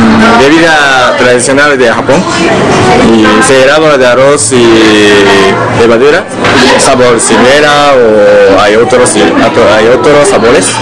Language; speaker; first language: Spanish; non-native, learner; Japanese